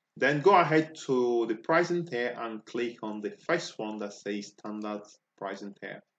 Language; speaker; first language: English; non-native, local second language; Igbo